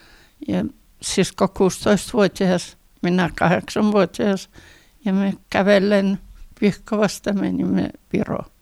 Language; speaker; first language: Finnish; early bilingual, heritage; Finnish